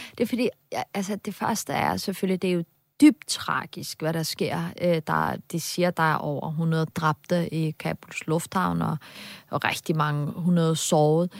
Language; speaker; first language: Danish; early bilingual, other home language; Turkish